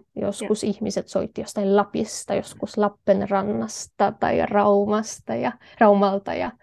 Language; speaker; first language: Finnish; non-native, fluent; Polish